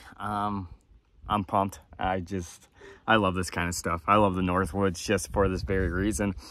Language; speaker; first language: English; native; English